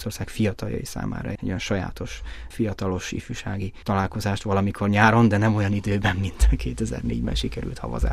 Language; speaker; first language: Hungarian; native; Hungarian